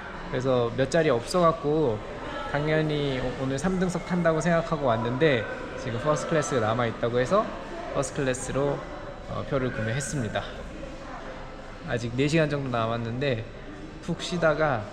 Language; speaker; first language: Korean; native; Korean